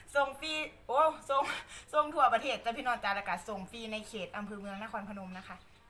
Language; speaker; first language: Thai; native; Thai